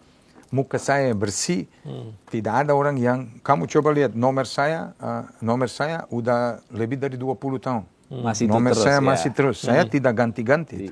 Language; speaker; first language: Indonesian; non-native, fluent; Serbian